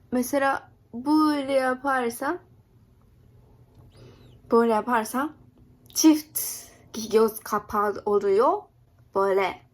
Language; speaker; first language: Turkish; non-native, learner; Japanese